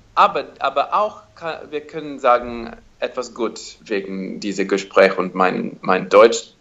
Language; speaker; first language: German; non-native, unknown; English